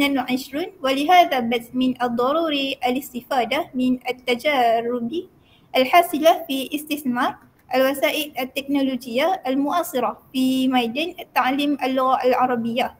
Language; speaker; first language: Arabic; non-native, learner; Malay